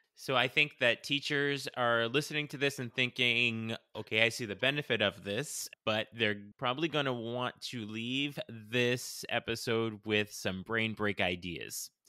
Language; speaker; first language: English; native; English